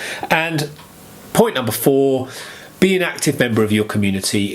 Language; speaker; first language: English; native; English